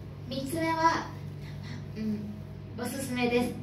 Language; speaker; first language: Japanese; non-native, learner; Thai